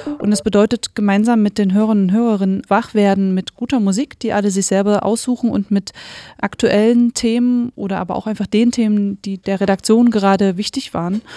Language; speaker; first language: German; native; German